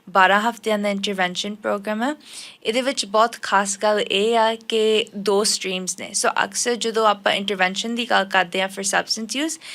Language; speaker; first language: Punjabi; early bilingual, heritage; Punjabi